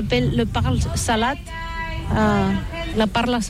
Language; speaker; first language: French; non-native, learner; Catalan